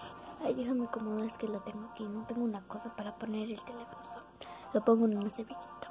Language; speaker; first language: Spanish; early bilingual, heritage; Spanish